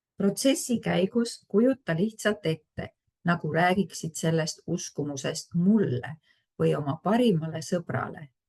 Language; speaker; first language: Estonian; native; Estonian